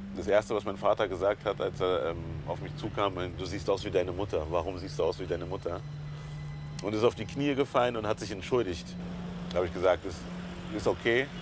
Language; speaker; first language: German; early bilingual, other home language; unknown